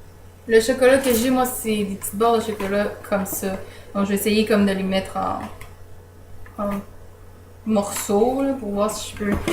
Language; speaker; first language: French; native; French